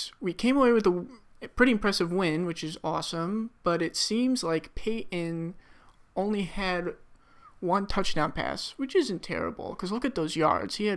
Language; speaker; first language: English; native; English